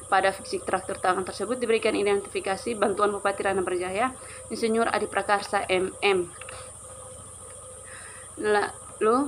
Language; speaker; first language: Indonesian; native; Indonesian